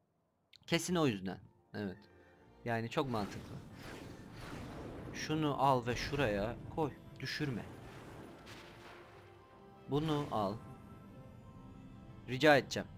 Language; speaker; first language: Turkish; native; Turkish